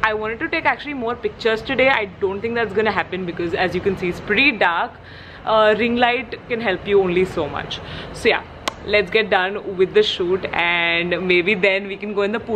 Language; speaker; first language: English; non-native, local second language; Hindi